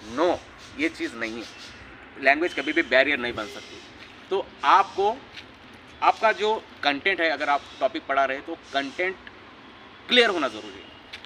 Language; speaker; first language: Hindi; non-native, local second language; Marathi